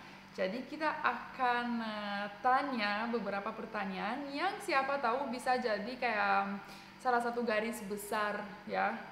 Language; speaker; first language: Indonesian; non-native, fluent; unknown